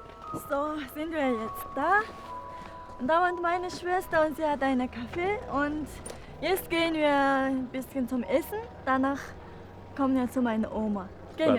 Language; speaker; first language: German; non-native, learner; Mongolian